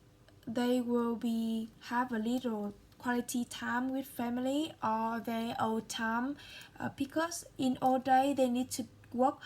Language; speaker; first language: English; non-native, learner; Vietnamese